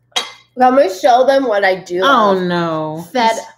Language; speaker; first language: English; native; English